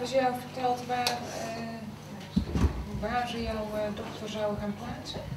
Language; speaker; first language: Dutch; native; Dutch